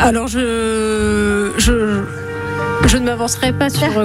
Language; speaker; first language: French; native; French